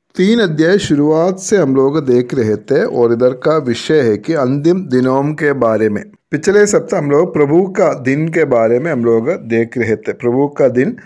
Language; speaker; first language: Hindi; non-native, local second language; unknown